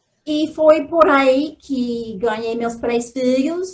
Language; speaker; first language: Portuguese; non-native, fluent; English